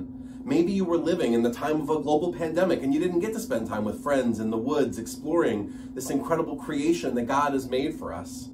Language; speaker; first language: English; native; English